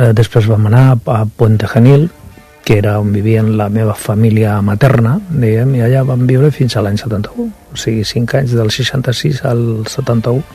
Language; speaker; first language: Catalan; non-native, local second language; Spanish